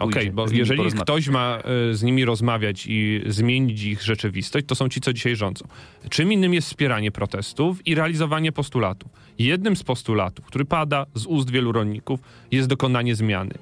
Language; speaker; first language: Polish; native; Polish